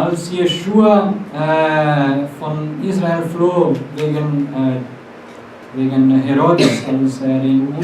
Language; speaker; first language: German; non-native, fluent; Portuguese